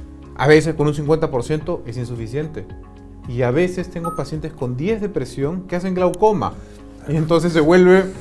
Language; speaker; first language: Spanish; native; Spanish